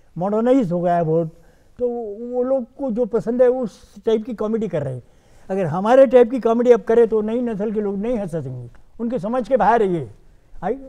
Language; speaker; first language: Hindi; non-native, local second language; Urdu